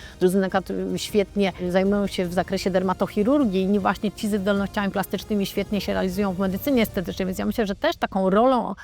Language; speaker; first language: Polish; native; Polish